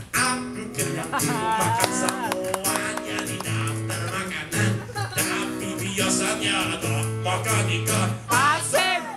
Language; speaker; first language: Indonesian; non-native, fluent; English